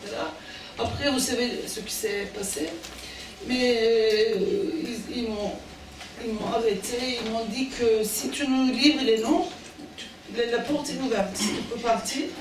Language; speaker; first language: French; non-native, fluent; Turkish